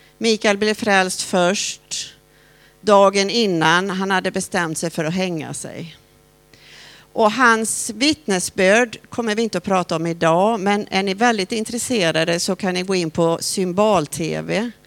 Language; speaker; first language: Swedish; native; Swedish